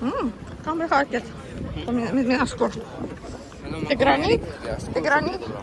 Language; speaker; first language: Swedish; non-native, learner; Russian